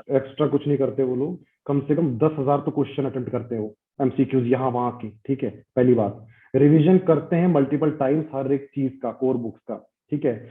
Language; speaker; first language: Hindi; native; Hindi